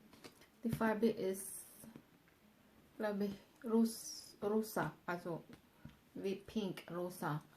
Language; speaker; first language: German; non-native, learner; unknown